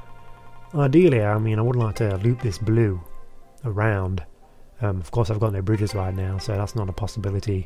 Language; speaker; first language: English; native; English